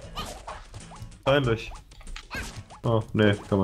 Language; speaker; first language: German; native; German